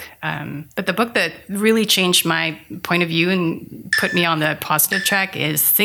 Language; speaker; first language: English; non-native, local second language; Filipino